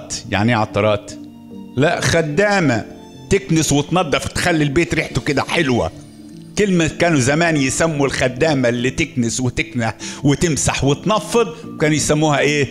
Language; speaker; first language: Arabic; native; Arabic